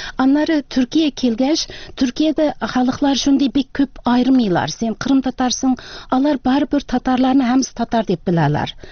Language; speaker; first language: Tatar; early bilingual, heritage; Tatar